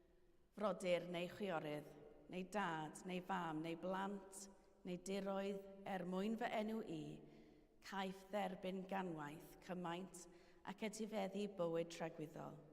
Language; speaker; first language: Welsh; native; Welsh